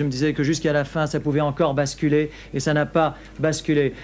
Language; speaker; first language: French; native; French